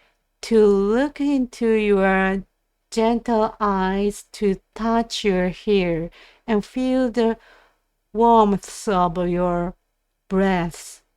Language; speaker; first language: English; non-native, learner; Japanese